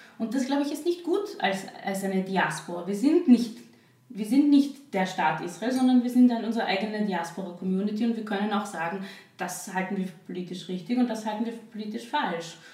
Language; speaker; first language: German; native; German